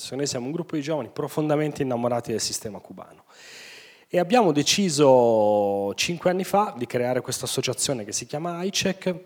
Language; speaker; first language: Italian; native; Italian